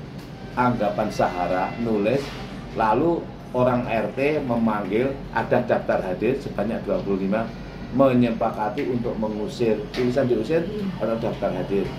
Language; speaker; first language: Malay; non-native, local second language; Javanese